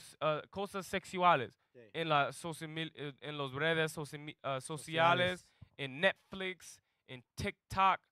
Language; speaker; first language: Spanish; non-native, learner; English